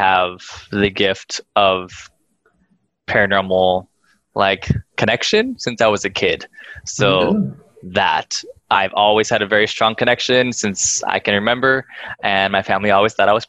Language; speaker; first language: English; native; English